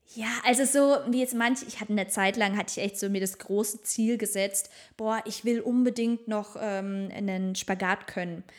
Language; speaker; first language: German; native; German